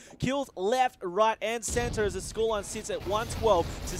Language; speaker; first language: English; native; English